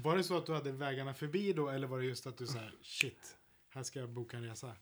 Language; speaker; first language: Swedish; native; Swedish